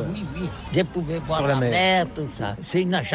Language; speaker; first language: French; non-native, learner; Catalan